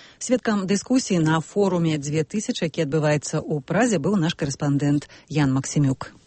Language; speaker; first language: Belarusian; native; Belarusian